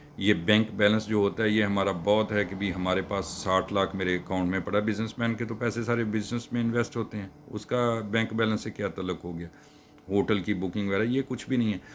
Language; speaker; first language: Urdu; native; Urdu